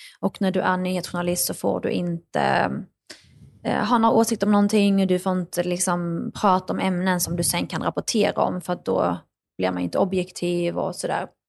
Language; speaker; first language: Swedish; early bilingual, other home language; Arabic